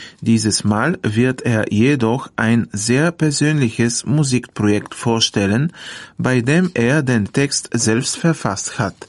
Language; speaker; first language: German; non-native, fluent; Bulgarian